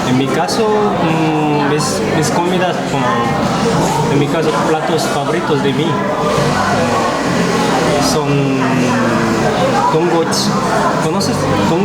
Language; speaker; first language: Spanish; non-native, fluent; Korean